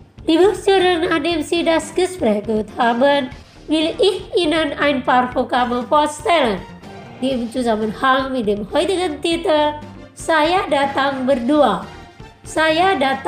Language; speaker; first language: German; non-native, fluent; Indonesian